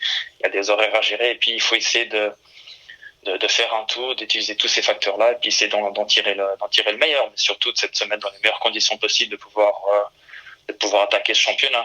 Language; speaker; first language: French; early bilingual, other home language; Portuguese